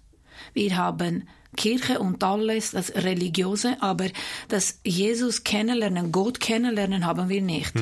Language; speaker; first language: German; non-native, fluent; Armenian